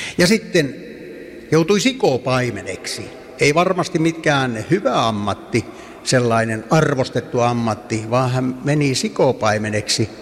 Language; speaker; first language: Finnish; native; Finnish